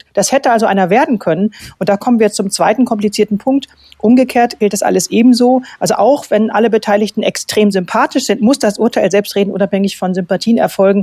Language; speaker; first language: German; native; German